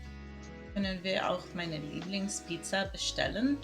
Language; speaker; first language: German; non-native, learner; Spanish